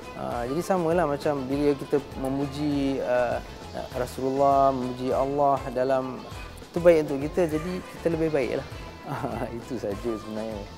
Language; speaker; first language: Malay; native; Malay